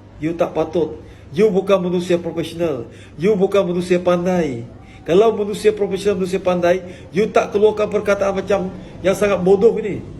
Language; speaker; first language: Malay; native; Malay